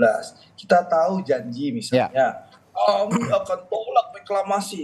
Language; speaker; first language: Indonesian; native; Indonesian